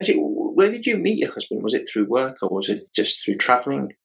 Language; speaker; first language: English; native; English